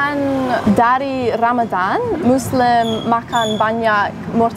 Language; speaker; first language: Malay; non-native, learner; English